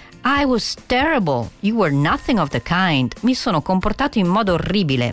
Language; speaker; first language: English; non-native, fluent; Italian